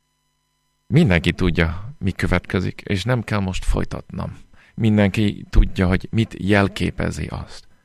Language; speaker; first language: Hungarian; non-native, fluent; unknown